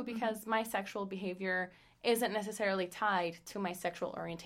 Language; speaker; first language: English; non-native, fluent; Spanish